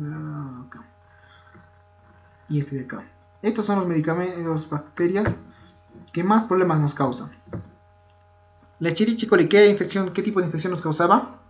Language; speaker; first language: Spanish; native; Spanish